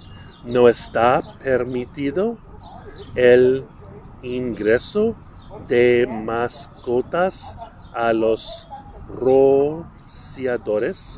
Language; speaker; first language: Spanish; non-native, learner; English